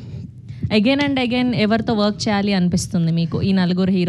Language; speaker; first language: Telugu; native; Telugu